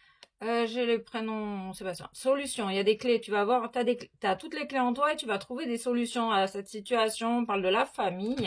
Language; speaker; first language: French; native; French